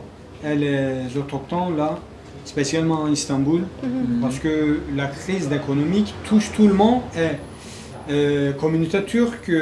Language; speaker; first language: French; non-native, learner; Kurdish